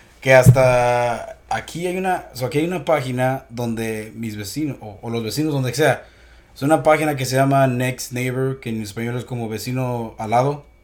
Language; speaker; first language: Spanish; early bilingual, heritage; Spanish